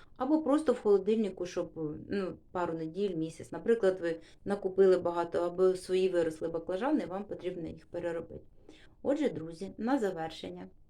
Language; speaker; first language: Ukrainian; non-native, local second language; Russian